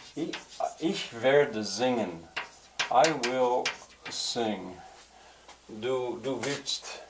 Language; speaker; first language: German; non-native, learner; English